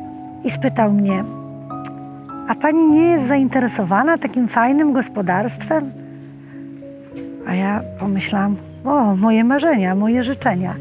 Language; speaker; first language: Polish; native; Polish